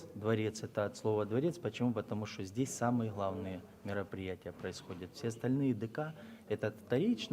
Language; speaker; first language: Russian; native; Russian